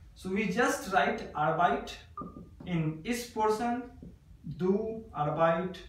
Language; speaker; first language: German; non-native, learner; Hindi